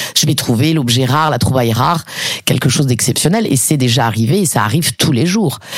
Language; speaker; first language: French; native; French